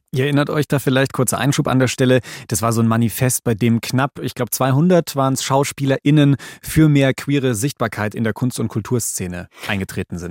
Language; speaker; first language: German; native; German